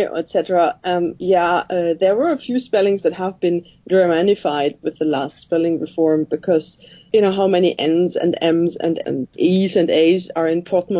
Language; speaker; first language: English; non-native, fluent; German